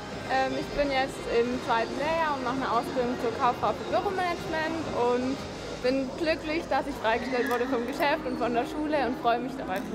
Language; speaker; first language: German; native; German